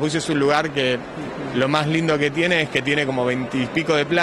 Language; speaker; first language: Spanish; native; Spanish